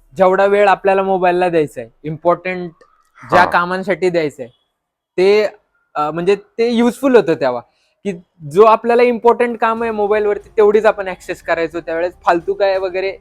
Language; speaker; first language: Marathi; native; Marathi